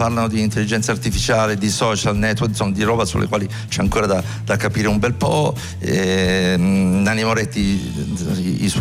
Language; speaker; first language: Italian; native; Italian